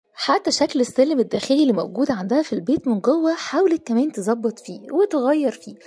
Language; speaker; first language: Arabic; native; Arabic